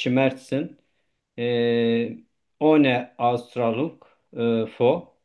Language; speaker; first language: German; non-native, learner; Turkish